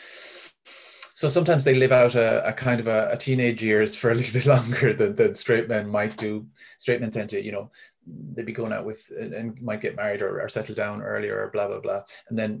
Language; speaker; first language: English; native; English